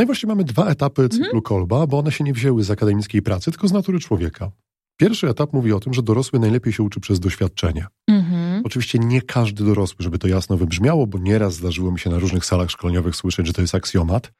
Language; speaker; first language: Polish; native; Polish